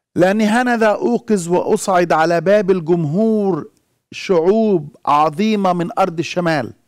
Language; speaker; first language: Arabic; native; Arabic